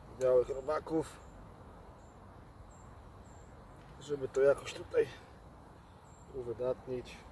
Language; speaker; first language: Polish; native; Polish